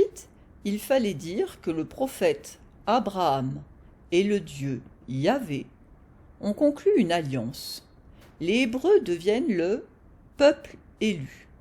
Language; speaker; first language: French; native; French